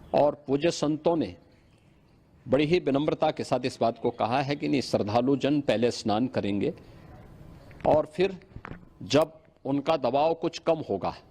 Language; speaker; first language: Hindi; native; Hindi